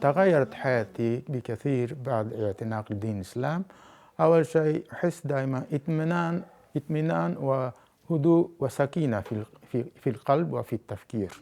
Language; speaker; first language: Arabic; non-native, fluent; Japanese